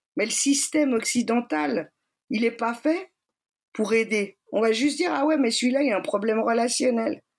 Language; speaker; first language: French; native; French